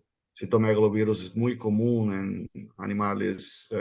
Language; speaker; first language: Spanish; non-native, fluent; Portuguese